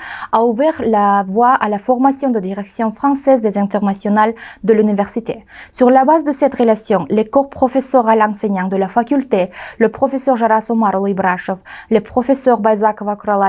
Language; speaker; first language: French; non-native, learner; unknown